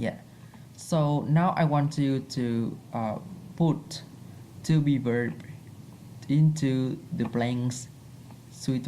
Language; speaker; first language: English; non-native, fluent; Vietnamese